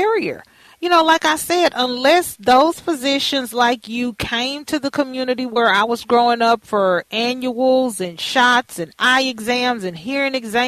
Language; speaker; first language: English; native; English